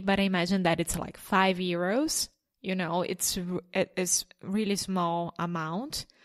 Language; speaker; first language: English; non-native, fluent; Portuguese